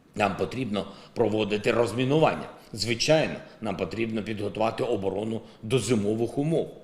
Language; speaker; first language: Ukrainian; non-native, local second language; Russian